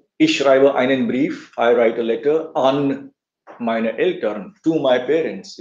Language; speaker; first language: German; non-native, fluent; Marathi